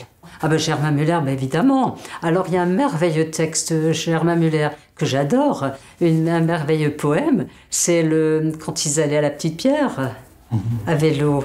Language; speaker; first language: French; native; French